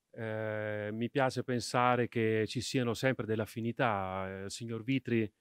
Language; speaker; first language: Italian; native; Italian